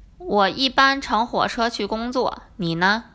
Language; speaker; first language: Chinese; non-native, learner; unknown